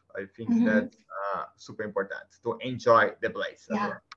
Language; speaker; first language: English; non-native, fluent; Portuguese